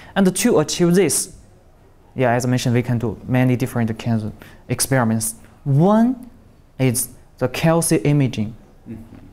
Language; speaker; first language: English; non-native, learner; Chinese